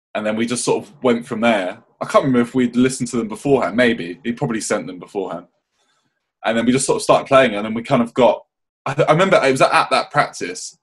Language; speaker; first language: English; native; English